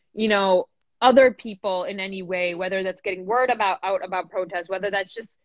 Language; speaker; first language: English; early bilingual, other home language; Punjabi